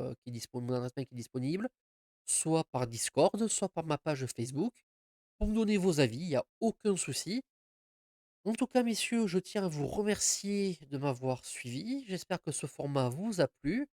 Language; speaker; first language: French; native; French